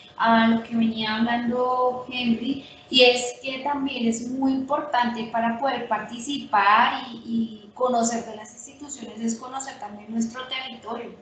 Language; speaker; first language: Spanish; native; Spanish